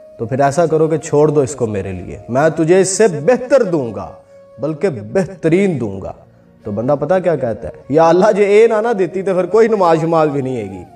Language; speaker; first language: Urdu; non-native, local second language; Punjabi